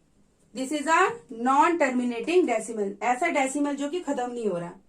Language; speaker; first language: Hindi; native; Hindi